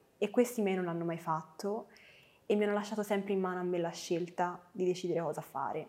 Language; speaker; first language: Italian; native; Italian